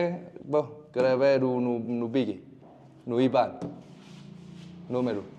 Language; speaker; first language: Portuguese; non-native, learner; Vietnamese